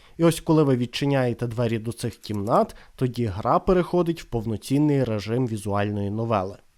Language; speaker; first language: Ukrainian; native; Ukrainian